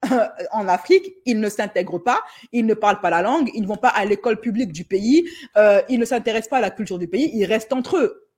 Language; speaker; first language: French; native; French